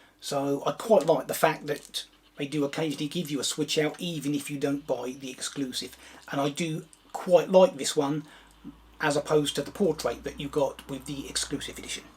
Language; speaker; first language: English; native; English